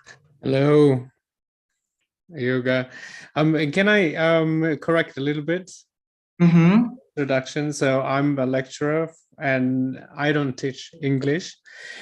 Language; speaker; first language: English; non-native, fluent; Indonesian